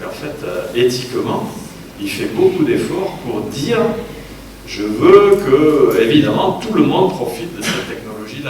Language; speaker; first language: French; native; French